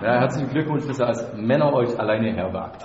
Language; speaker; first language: German; native; German